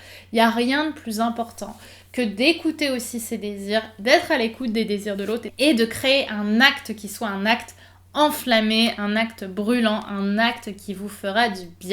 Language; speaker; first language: French; native; French